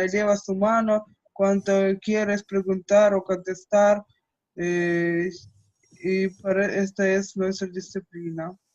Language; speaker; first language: Spanish; non-native, learner; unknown